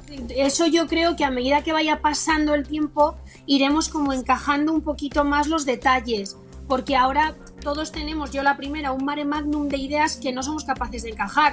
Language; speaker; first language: Spanish; native; Spanish